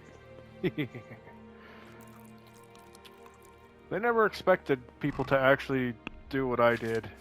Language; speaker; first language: English; native; English